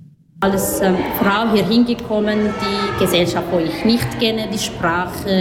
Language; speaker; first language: German; non-native, learner; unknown